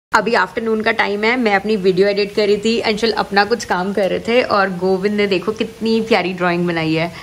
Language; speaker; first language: Hindi; native; Hindi